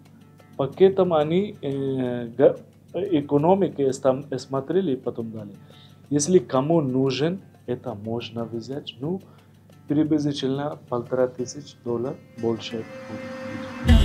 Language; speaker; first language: Russian; non-native, learner; Hindi